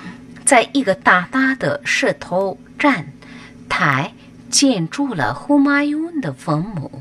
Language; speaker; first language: Chinese; non-native, fluent; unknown